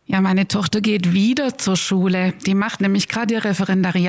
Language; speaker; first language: German; native; German